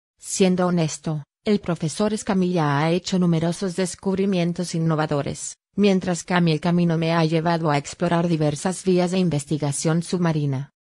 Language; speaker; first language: Spanish; native; Spanish